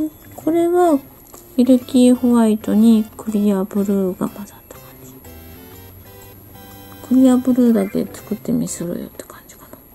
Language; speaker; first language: Japanese; native; Japanese